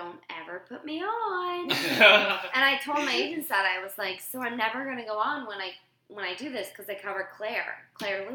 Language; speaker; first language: English; native; English